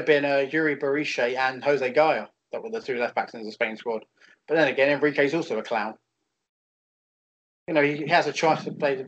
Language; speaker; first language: English; native; English